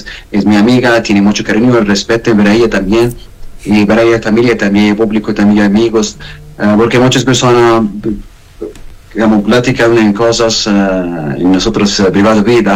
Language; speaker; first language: Spanish; non-native, learner; Arabic